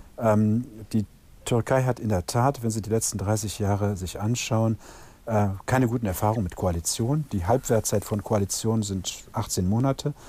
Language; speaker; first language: German; early bilingual, other home language; Turkish